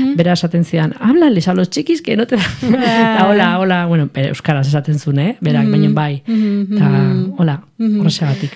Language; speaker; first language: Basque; non-native, local second language; Spanish